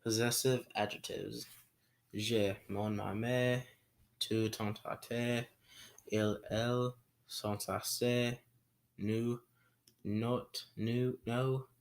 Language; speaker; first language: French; non-native, learner; English